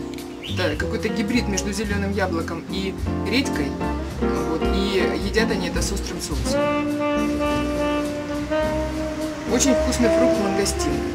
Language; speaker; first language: Russian; native; Russian